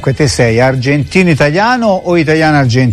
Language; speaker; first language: Italian; native; Italian